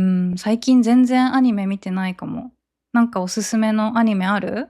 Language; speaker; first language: Japanese; native; Japanese